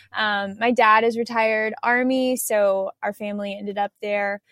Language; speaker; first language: English; native; English